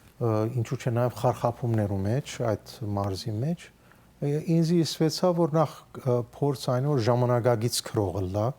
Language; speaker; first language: Armenian; early bilingual, heritage; Armenian